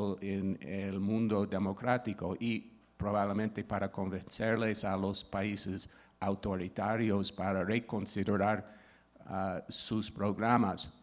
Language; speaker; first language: Spanish; non-native, fluent; English